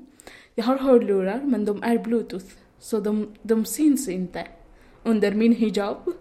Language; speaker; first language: Swedish; non-native, learner; Arabic